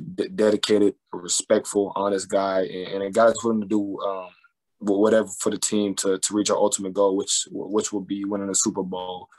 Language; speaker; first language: English; native; English